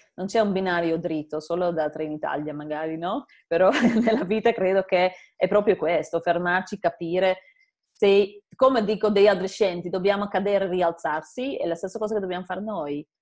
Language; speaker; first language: Italian; non-native, fluent; Dutch